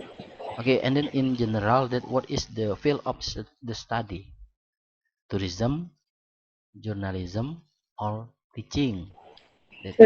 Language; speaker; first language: English; non-native, learner; Indonesian